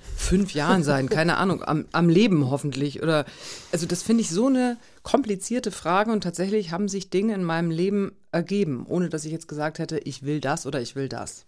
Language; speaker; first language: German; native; German